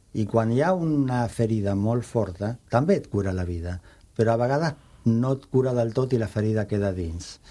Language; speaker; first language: Catalan; non-native, fluent; Spanish